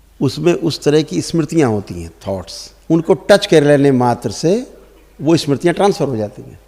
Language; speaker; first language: Hindi; native; Hindi